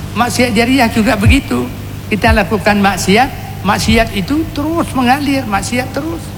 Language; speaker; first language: Indonesian; non-native, local second language; Achinese